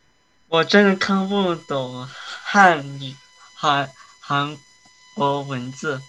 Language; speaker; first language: Chinese; early bilingual, heritage; Chinese